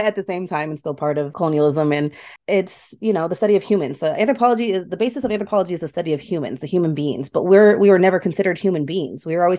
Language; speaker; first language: English; native; English